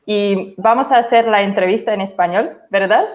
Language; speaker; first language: Spanish; non-native, fluent; English